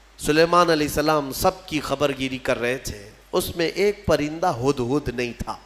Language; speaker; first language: Urdu; native; Urdu